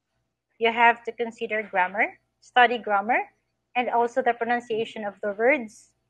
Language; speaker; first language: English; non-native, fluent; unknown